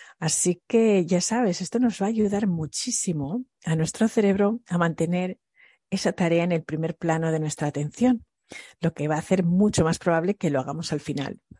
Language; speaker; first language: Spanish; early bilingual, other home language; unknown